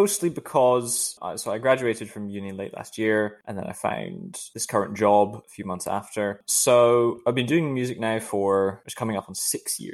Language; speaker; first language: English; native; English